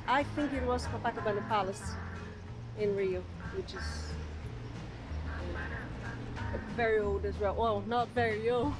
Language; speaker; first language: English; non-native, fluent; Portuguese